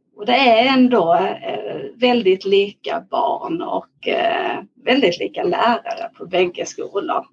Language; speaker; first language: Swedish; native; Swedish